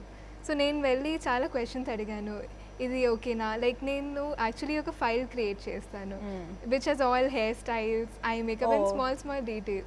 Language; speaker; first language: Telugu; non-native, fluent; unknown